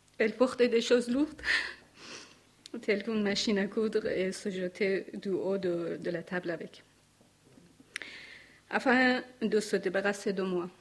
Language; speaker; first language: French; non-native, learner; Persian